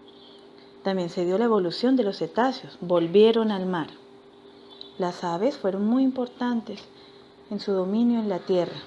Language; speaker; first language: Spanish; native; Spanish